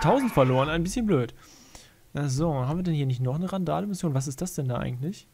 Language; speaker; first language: German; native; German